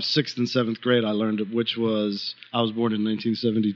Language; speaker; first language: English; native; English